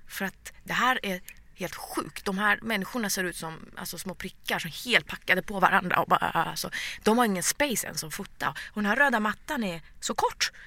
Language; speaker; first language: Swedish; early bilingual, other home language; Persian